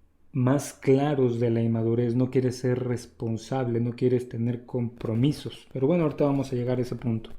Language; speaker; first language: Spanish; native; Spanish